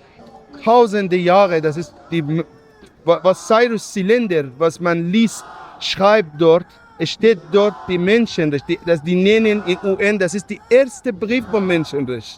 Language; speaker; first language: German; non-native, learner; Persian